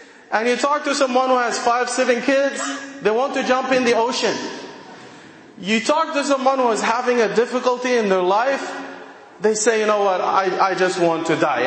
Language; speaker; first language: English; non-native, fluent; Arabic